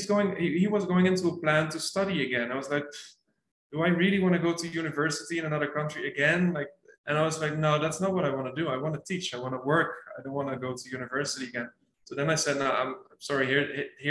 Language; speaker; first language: English; non-native, fluent; Dutch